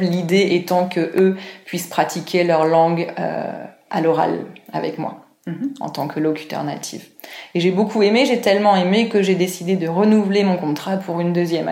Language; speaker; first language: French; native; French